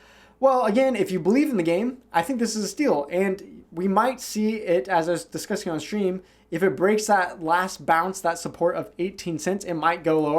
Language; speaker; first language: English; native; English